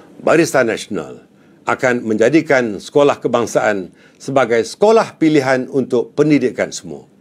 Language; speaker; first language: Malay; native; Malay